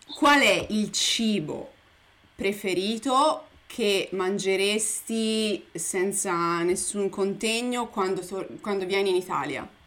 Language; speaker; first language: Italian; native; Italian